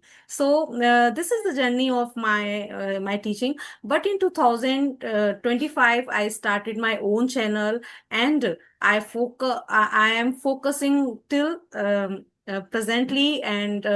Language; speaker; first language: English; non-native, learner; Hindi